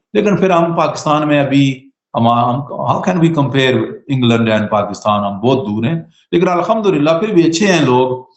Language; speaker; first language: Urdu; non-native, local second language; Pahari-Potwari